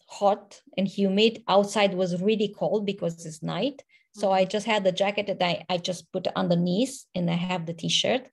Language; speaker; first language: English; non-native, fluent; Romanian